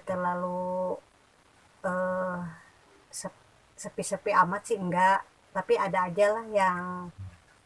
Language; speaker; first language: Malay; non-native, local second language; Sundanese